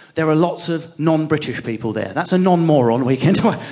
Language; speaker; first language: English; native; English